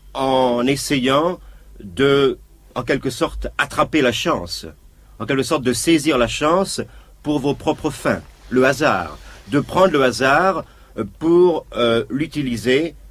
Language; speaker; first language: French; native; French